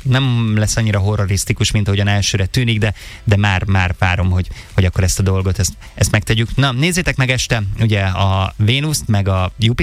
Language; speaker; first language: Hungarian; native; Hungarian